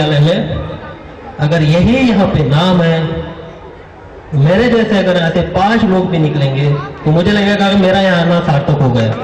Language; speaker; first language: Hindi; non-native, local second language; Marathi